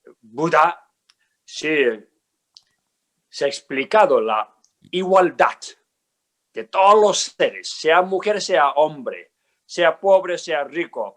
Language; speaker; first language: Spanish; non-native, learner; Tibetan